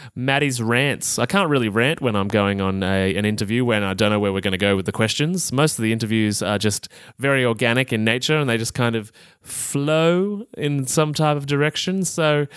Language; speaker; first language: English; native; English